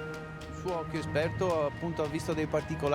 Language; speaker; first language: Italian; native; Italian